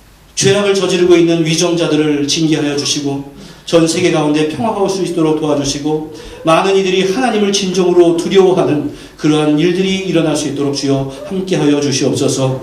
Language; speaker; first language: Korean; native; Korean